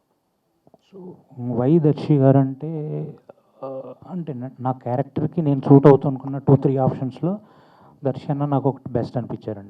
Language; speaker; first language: Telugu; native; Telugu